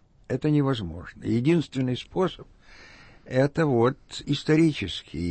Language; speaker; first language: Russian; native; Russian